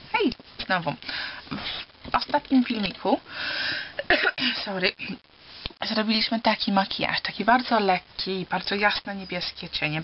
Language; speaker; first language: Polish; early bilingual, heritage; Polish